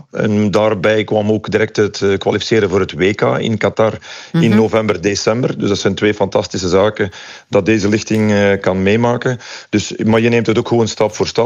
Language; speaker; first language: Dutch; native; Dutch